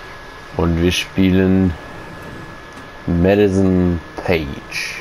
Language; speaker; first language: German; native; German